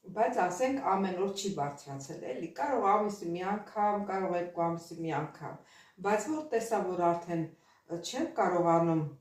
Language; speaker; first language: Armenian; native; Armenian